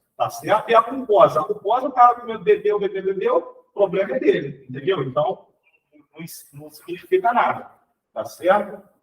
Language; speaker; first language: Portuguese; native; Portuguese